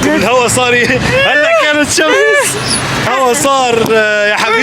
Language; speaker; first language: Arabic; native; Arabic